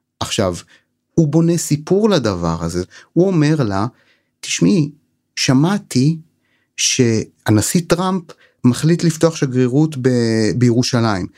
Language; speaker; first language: Hebrew; native; Hebrew